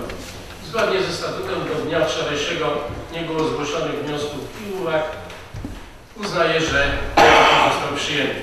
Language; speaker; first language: Polish; native; Polish